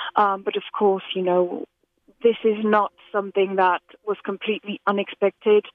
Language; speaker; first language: English; non-native, fluent; Slovak